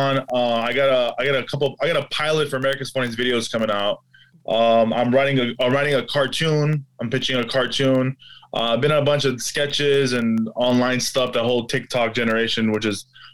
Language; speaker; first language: English; native; English